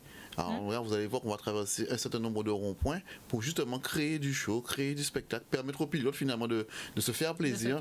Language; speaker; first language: French; native; French